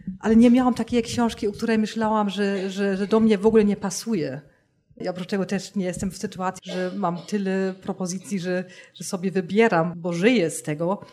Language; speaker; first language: Polish; non-native, fluent; German